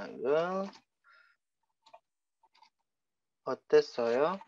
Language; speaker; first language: Korean; non-native, fluent; Indonesian